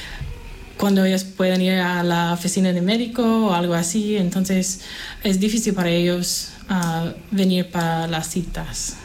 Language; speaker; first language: Spanish; non-native, fluent; English